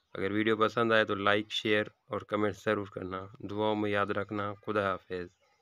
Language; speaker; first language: Urdu; non-native, local second language; Sindhi